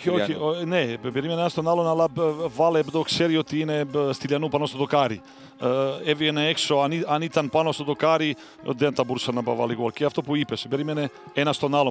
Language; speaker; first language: Greek; non-native, fluent; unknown